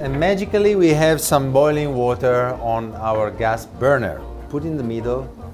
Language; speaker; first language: English; non-native, fluent; Italian